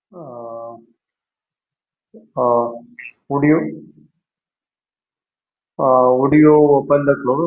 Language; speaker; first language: English; non-native, learner; Hindi